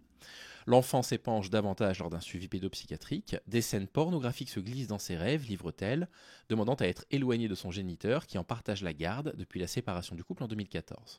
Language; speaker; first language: French; native; French